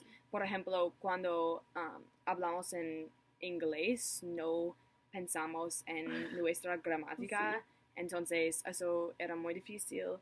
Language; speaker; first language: Spanish; non-native, learner; English